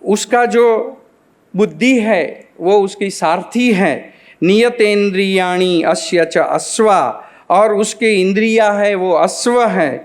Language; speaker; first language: Hindi; non-native, local second language; Gujarati